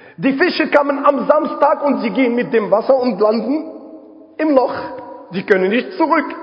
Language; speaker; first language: German; non-native, fluent; Arabic